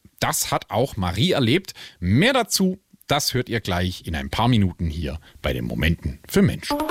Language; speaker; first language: German; native; German